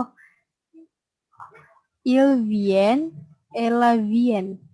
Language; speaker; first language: French; non-native, learner; Indonesian